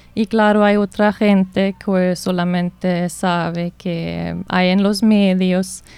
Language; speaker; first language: Spanish; non-native, fluent; German